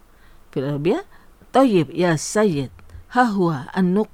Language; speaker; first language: Arabic; non-native, fluent; Indonesian